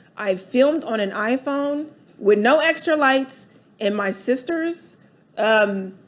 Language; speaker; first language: English; native; English